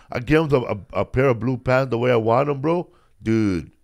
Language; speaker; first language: English; early bilingual, other home language; Spanish